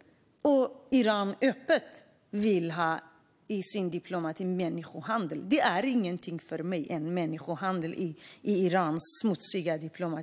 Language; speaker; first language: Swedish; non-native, fluent; Kurdish